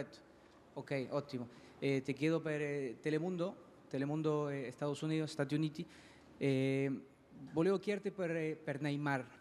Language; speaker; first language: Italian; non-native, fluent; Spanish